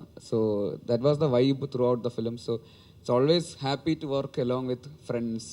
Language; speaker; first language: Tamil; non-native, learner; Malayalam